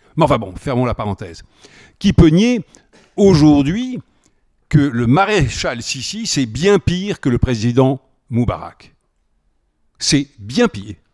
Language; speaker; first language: French; native; French